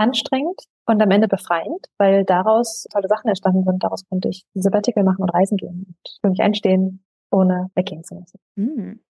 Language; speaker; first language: German; native; German